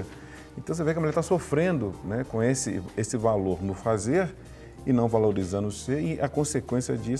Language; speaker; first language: Portuguese; native; Portuguese